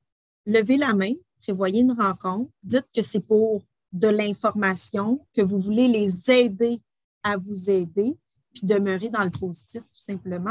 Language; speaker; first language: French; native; French